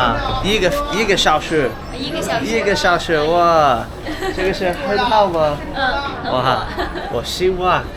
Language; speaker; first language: Chinese; non-native, learner; English